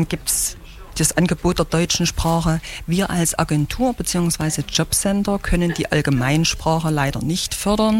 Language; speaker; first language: German; native; German